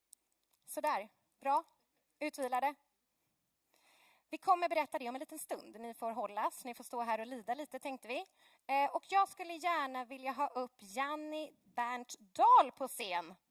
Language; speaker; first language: Swedish; native; Swedish